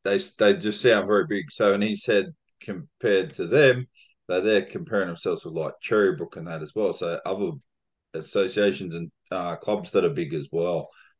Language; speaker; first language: English; native; English